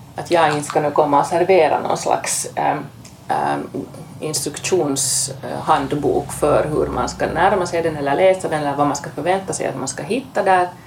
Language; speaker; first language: Swedish; native; Swedish